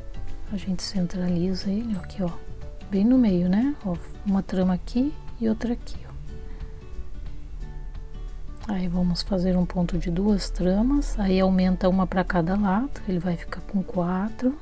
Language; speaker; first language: Portuguese; native; Portuguese